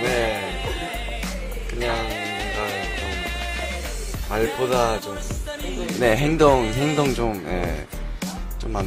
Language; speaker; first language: Korean; non-native, fluent; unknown